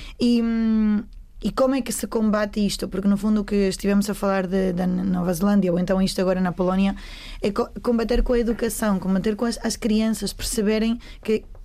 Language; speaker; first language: Portuguese; native; Portuguese